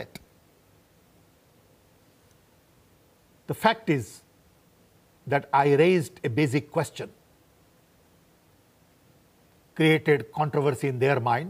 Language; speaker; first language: English; non-native, local second language; Gujarati